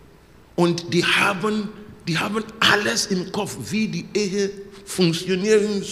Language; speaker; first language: German; non-native, learner; English